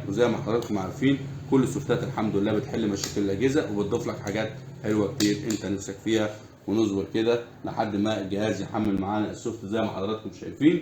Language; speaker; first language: Arabic; native; Arabic